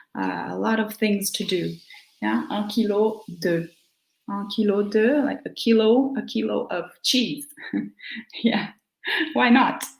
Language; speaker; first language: English; non-native, fluent; Portuguese